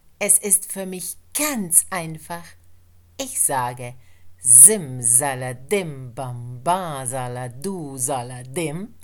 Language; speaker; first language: German; non-native, fluent; Spanish